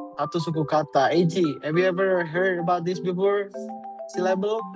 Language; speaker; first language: English; non-native, learner; Indonesian